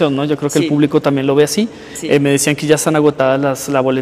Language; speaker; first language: Spanish; native; Spanish